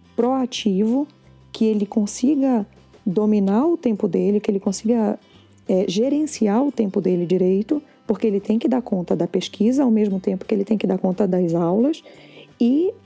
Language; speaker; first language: Portuguese; native; Portuguese